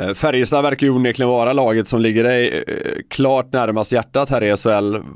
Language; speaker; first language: Swedish; native; Swedish